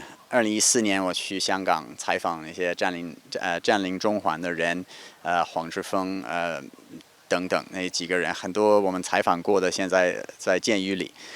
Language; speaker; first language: Chinese; non-native, fluent; English